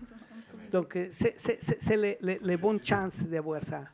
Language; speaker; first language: French; non-native, fluent; Spanish